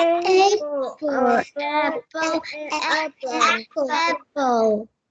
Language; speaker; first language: English; non-native, learner; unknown